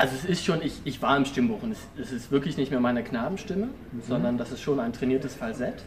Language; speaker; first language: German; native; German